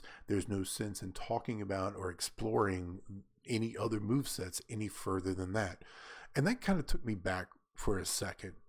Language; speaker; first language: English; native; English